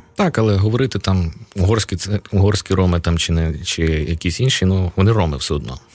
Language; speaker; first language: Ukrainian; native; Ukrainian